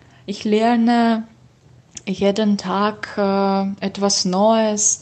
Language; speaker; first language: German; non-native, learner; Russian